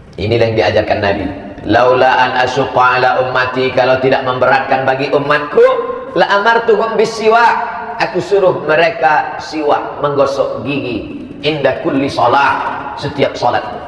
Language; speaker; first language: Malay; non-native, fluent; Indonesian